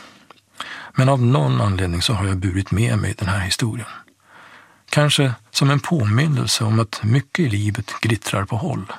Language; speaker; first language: Swedish; early bilingual, other home language; Persian